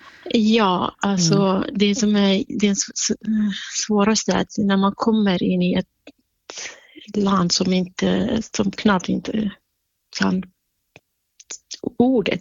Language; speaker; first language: Swedish; non-native, fluent; Central Kurdish